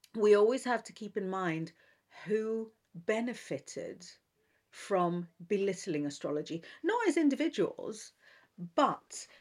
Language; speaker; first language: English; non-native, fluent; Hebrew